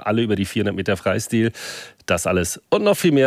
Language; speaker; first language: German; native; German